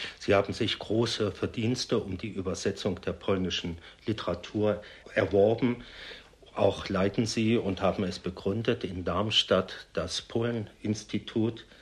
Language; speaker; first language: German; native; German